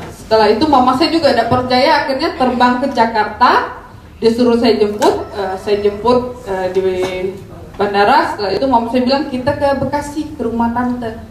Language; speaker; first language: Indonesian; native; Indonesian